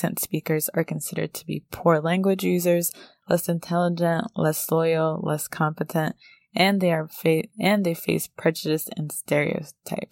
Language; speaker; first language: English; native; English